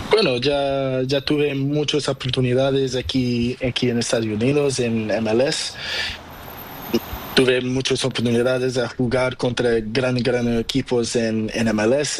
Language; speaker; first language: Spanish; non-native, learner; Portuguese